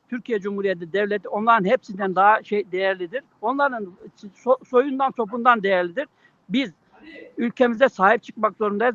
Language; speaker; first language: Turkish; native; Turkish